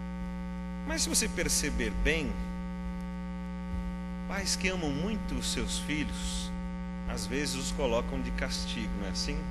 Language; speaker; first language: Portuguese; native; Portuguese